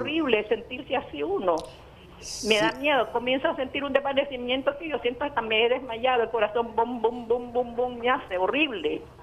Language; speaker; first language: Spanish; native; Spanish